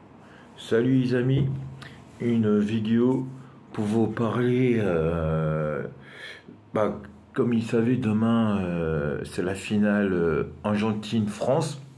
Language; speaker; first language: French; non-native, fluent; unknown